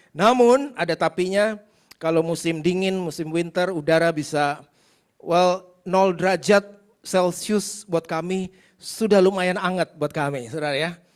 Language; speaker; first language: Indonesian; native; Indonesian